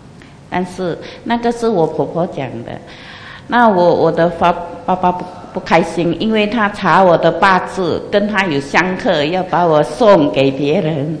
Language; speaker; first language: Chinese; non-native, local second language; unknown